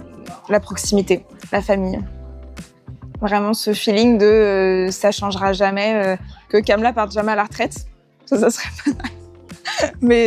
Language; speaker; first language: French; native; French